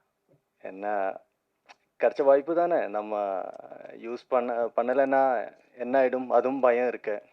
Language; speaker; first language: Tamil; non-native, learner; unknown